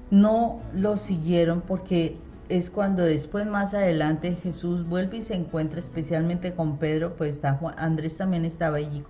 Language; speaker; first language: Spanish; native; Spanish